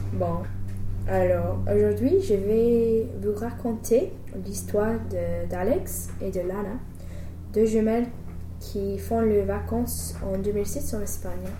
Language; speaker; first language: French; non-native, fluent; English